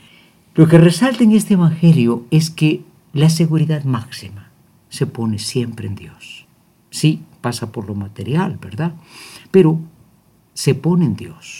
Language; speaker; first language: Spanish; native; Spanish